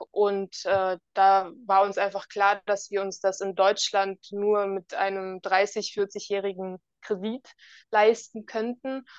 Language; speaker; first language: German; native; German